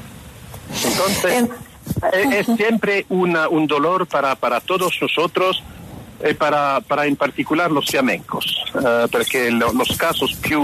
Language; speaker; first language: Spanish; non-native, fluent; French